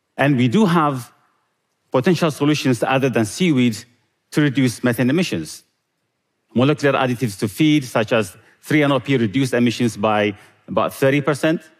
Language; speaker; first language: English; non-native, fluent; Tigrinya